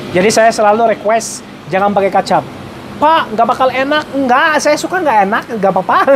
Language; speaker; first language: Indonesian; non-native, fluent; Arabic